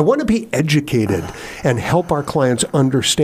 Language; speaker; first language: English; native; English